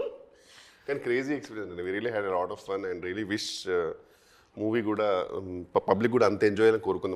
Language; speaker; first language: Telugu; native; Telugu